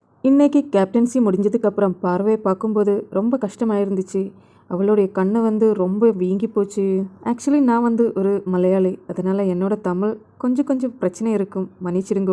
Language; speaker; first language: Tamil; non-native, fluent; Malayalam